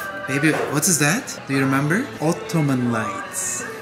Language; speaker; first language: English; non-native, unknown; Turkish